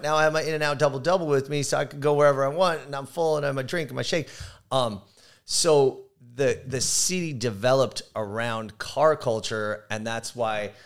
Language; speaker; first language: English; native; English